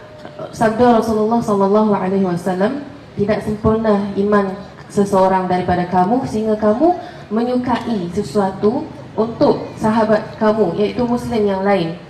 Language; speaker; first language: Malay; non-native, fluent; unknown